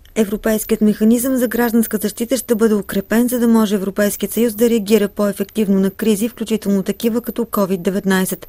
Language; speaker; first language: Bulgarian; native; Bulgarian